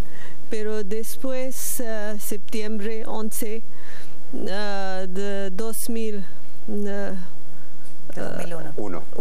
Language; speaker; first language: Spanish; non-native, learner; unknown